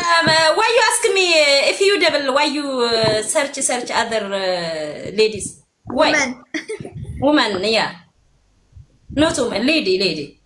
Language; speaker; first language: English; non-native, learner; Amharic